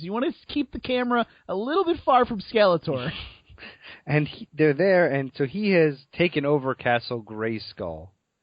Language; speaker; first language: English; native; English